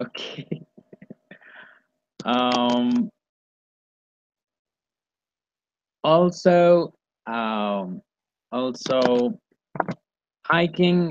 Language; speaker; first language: English; non-native, learner; Spanish